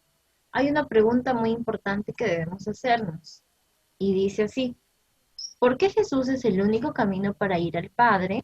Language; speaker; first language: Spanish; native; Spanish